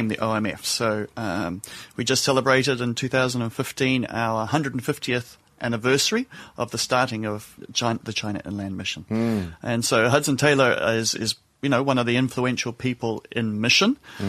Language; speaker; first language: English; native; English